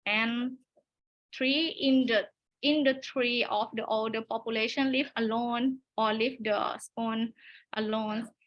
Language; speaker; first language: English; non-native, learner; Thai